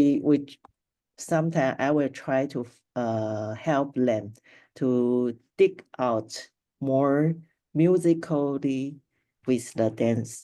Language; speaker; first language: English; non-native, local second language; Chinese